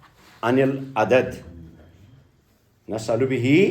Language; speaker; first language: Arabic; non-native, fluent; Kashmiri